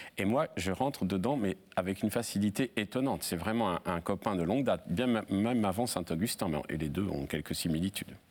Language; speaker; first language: French; native; French